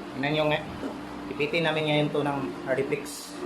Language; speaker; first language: Filipino; non-native, local second language; Cebuano